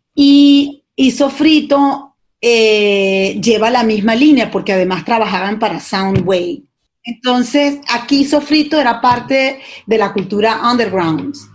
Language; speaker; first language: Spanish; native; Spanish